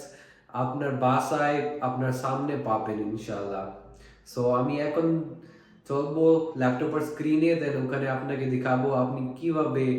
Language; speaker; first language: Bangla; non-native, fluent; Urdu